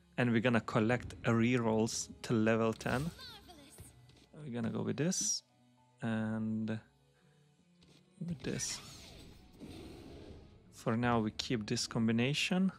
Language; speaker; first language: English; non-native, fluent; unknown